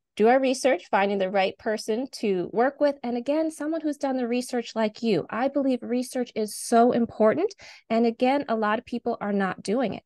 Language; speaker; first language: English; native; English